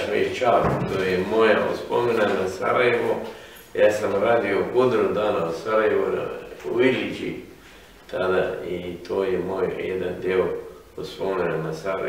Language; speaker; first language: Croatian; non-native, fluent; Arabic